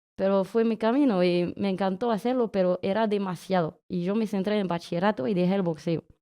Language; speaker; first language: Spanish; non-native, fluent; French